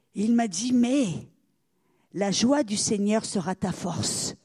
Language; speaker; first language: French; native; French